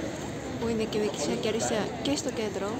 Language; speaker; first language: Greek; non-native, fluent; Japanese